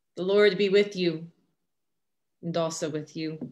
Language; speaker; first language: English; native; English